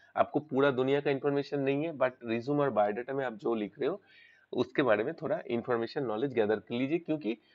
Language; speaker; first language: Hindi; non-native, local second language; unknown